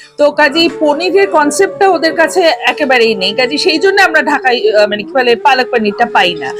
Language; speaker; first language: Bangla; native; Bangla